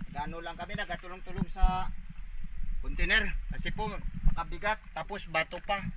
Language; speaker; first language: Filipino; non-native, local second language; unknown